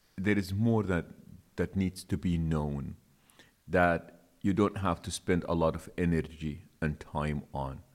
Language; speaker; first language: English; non-native, local second language; Arabic